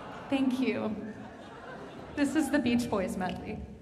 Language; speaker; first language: English; early bilingual, other home language; Spanish